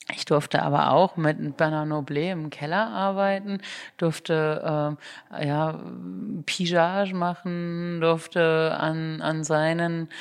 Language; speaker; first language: German; native; German